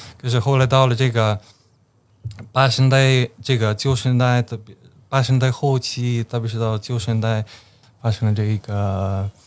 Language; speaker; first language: Chinese; non-native, fluent; Slovenian